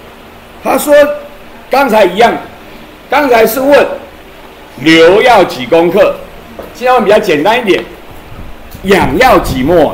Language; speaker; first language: Chinese; native; Chinese